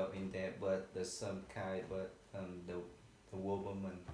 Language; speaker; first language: English; non-native, learner; Vietnamese